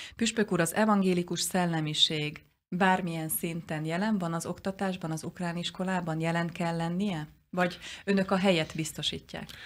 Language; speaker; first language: Hungarian; native; Hungarian